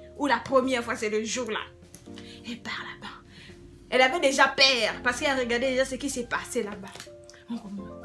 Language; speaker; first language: French; non-native, local second language; Lingala